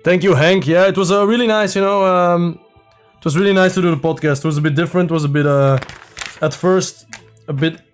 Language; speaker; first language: English; non-native, fluent; Dutch